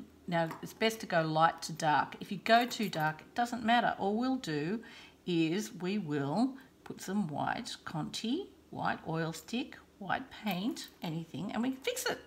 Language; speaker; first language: English; native; English